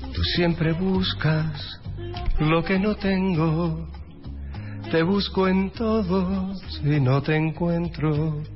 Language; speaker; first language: Spanish; native; Spanish